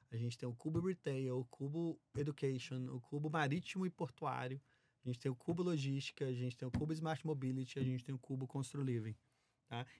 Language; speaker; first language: Portuguese; native; Portuguese